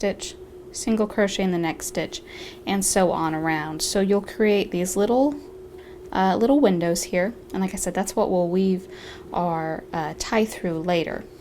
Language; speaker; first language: English; native; English